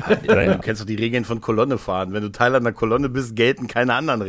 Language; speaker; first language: German; native; German